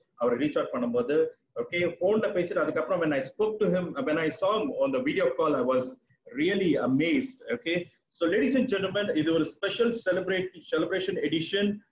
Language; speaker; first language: English; non-native, local second language; Tamil